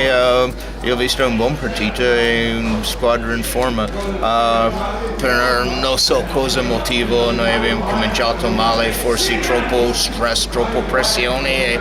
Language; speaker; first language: Italian; non-native, learner; English